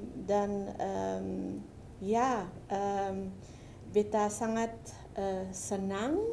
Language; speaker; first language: Indonesian; early bilingual, heritage; Dutch